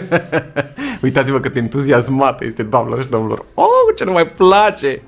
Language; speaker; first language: Romanian; native; Romanian